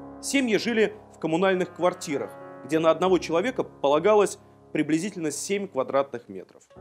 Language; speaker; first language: Russian; native; Russian